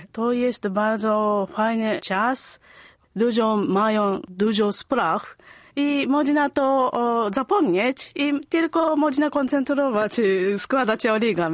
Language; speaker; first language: Polish; non-native, learner; Japanese